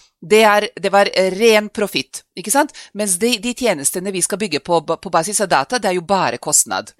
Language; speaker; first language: Norwegian; non-native, fluent; Serbian